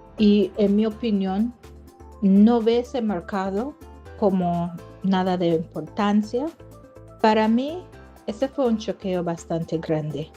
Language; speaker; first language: Spanish; non-native, fluent; English